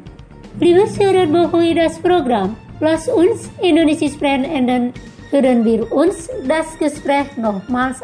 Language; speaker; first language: German; non-native, fluent; Indonesian